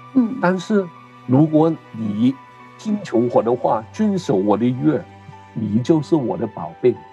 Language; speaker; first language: Chinese; non-native, local second language; Cantonese